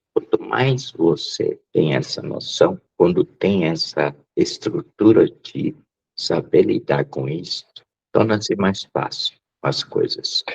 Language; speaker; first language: Portuguese; non-native, local second language; Japanese